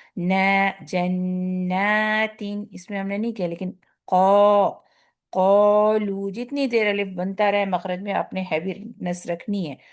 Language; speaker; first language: Urdu; native; Urdu